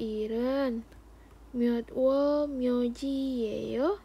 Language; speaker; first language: Korean; non-native, fluent; Indonesian